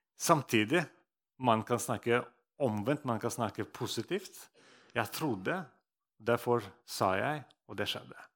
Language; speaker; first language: Norwegian; non-native, fluent; Russian